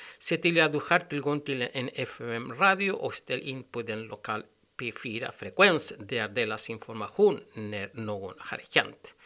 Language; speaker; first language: Swedish; non-native, learner; Spanish